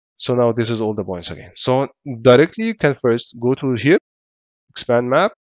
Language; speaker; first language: English; non-native, fluent; Arabic